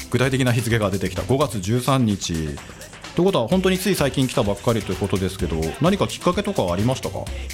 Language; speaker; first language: Japanese; native; Japanese